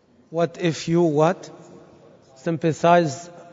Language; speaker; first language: English; non-native, fluent; Arabic